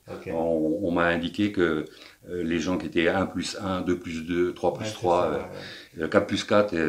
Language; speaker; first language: French; native; French